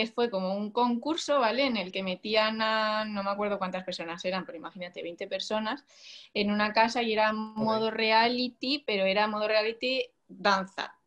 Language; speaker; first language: Spanish; native; Spanish